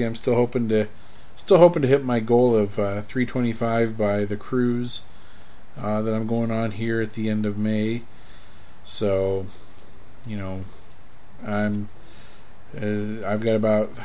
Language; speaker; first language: English; native; English